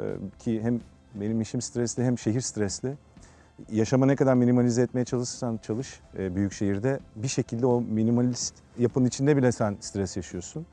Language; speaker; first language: Turkish; native; Turkish